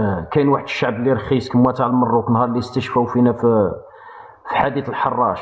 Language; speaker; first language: Arabic; native; Arabic